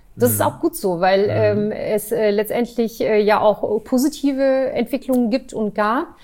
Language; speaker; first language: German; early bilingual, other home language; Turkish